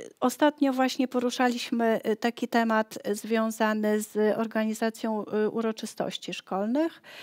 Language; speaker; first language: Polish; native; Polish